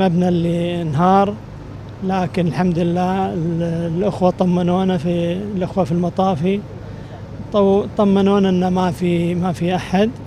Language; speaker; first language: Arabic; native; Arabic